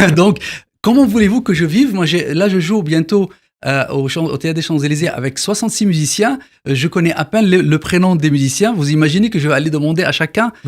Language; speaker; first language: French; non-native, local second language; Arabic